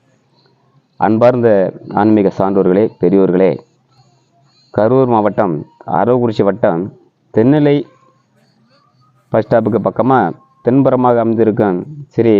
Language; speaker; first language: Tamil; native; Tamil